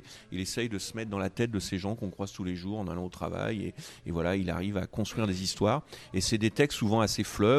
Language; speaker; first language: French; native; French